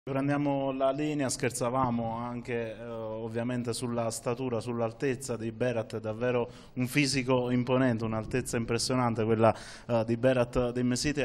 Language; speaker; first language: Italian; native; Italian